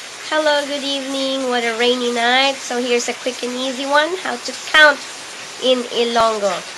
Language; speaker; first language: English; non-native, local second language; Hiligaynon